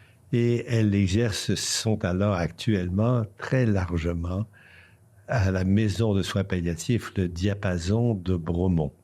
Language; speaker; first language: French; native; French